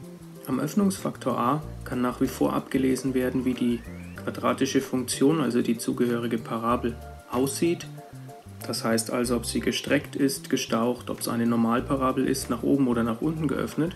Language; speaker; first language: German; native; German